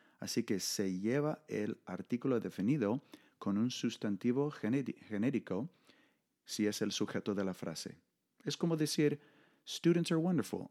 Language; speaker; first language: Spanish; non-native, fluent; English